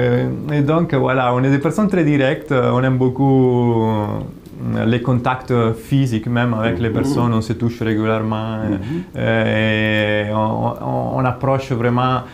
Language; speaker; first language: French; non-native, fluent; Italian